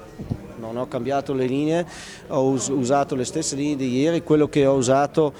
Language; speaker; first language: Italian; non-native, local second language; German